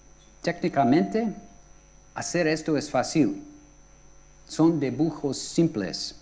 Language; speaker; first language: Spanish; non-native, fluent; English